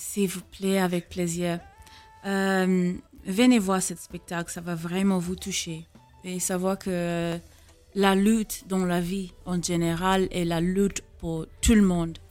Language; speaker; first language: French; non-native, fluent; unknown